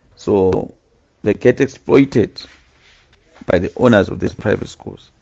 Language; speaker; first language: English; non-native, local second language; Shona